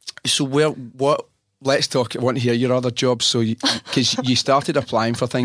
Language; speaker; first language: English; native; English